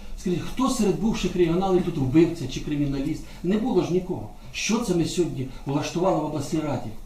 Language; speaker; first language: Ukrainian; native; Ukrainian